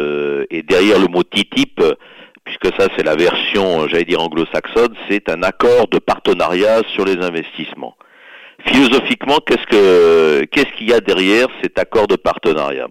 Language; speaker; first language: French; native; French